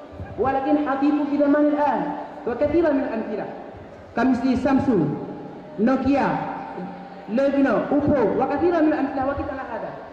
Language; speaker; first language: Arabic; non-native, learner; Achinese